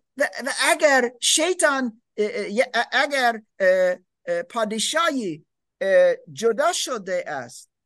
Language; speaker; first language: Persian; non-native, learner; English